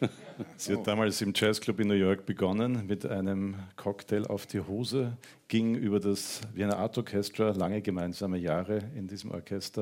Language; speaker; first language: German; native; German